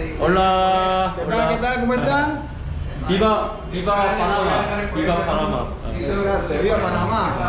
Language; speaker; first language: Spanish; non-native, learner; Korean